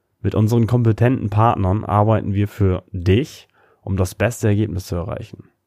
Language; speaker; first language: German; native; German